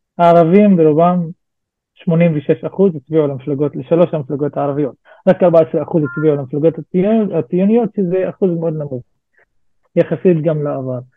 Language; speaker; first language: Hebrew; non-native, local second language; Arabic